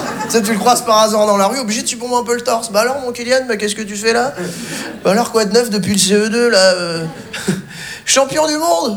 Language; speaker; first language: French; native; French